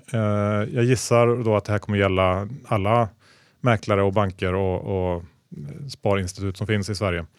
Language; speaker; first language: Swedish; native; Swedish